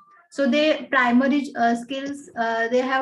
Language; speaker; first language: English; non-native, learner; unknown